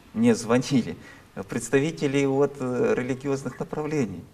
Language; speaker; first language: Russian; native; Russian